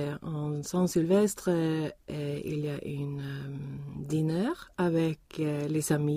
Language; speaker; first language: French; non-native, learner; Swedish